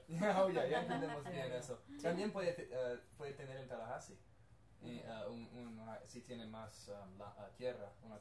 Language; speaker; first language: Spanish; non-native, learner; English